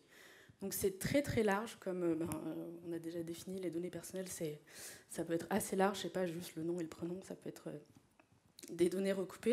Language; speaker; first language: French; native; French